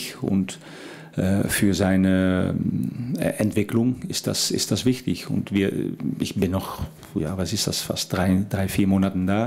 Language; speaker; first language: German; non-native, fluent; Dutch